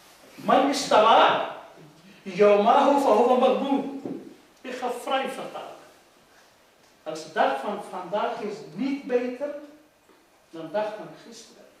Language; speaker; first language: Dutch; non-native, fluent; Urdu